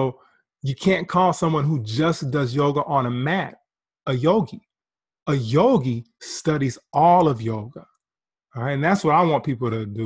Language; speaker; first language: English; native; English